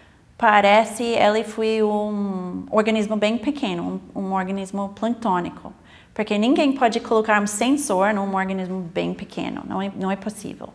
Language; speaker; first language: Portuguese; non-native, fluent; English